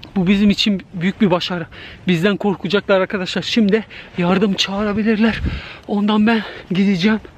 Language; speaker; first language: Turkish; early bilingual, heritage; Turkish